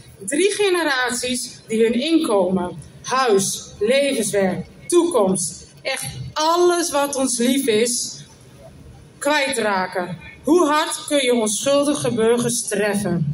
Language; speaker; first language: Dutch; native; Dutch